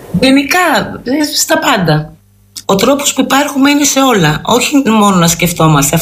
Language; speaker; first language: Greek; early bilingual, heritage; Greek